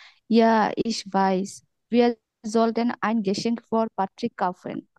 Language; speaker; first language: German; non-native, learner; Bangla